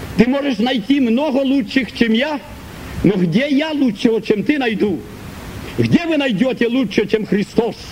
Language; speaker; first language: Russian; native; Russian